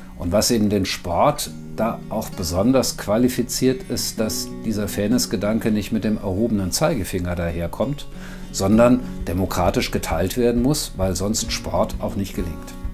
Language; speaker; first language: German; native; German